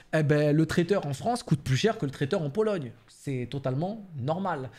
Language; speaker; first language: French; native; French